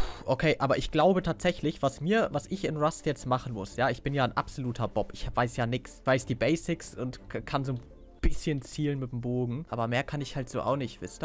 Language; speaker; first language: German; native; German